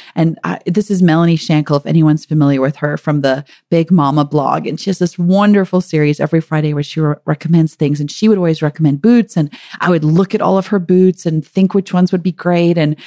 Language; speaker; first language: English; native; English